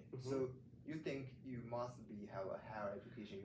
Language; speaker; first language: English; non-native, learner; Chinese